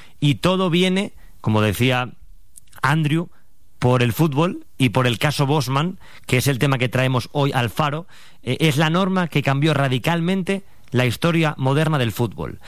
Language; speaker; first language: Spanish; native; Spanish